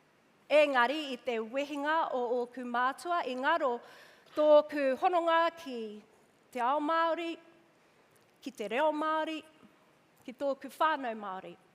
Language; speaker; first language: Māori; non-native, local second language; English